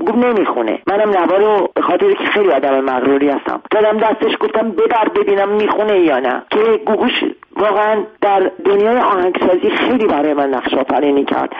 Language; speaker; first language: Persian; non-native, local second language; Armenian